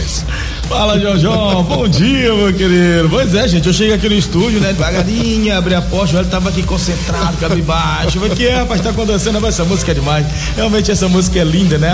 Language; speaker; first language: Portuguese; native; Portuguese